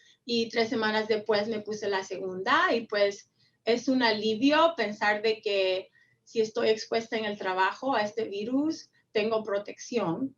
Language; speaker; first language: Spanish; early bilingual, heritage; Spanish